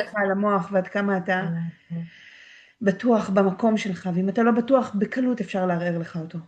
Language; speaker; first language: Hebrew; native; Hebrew